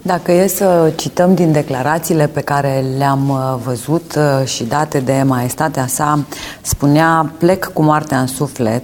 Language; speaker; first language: Romanian; native; Romanian